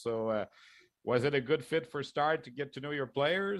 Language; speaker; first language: English; non-native, fluent; French